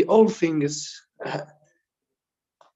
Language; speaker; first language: English; non-native, learner; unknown